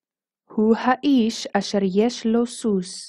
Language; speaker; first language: Hebrew; non-native, fluent; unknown